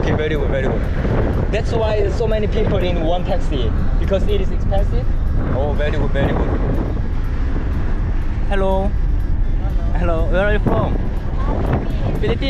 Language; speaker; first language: English; non-native, learner; Korean